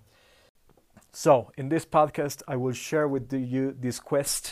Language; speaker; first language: English; non-native, fluent; Spanish